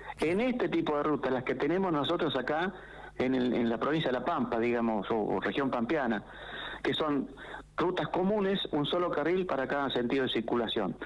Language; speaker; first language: Spanish; native; Spanish